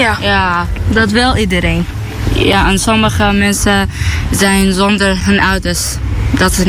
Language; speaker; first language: Dutch; non-native, learner; Arabic